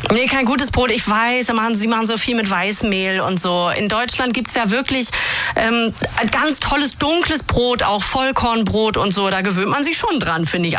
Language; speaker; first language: German; native; German